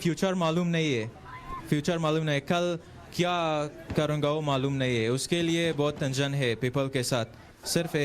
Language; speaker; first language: Hindi; non-native, learner; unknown